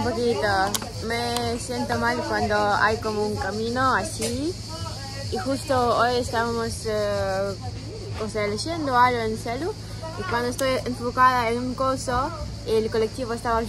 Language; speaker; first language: Spanish; non-native, fluent; Ukrainian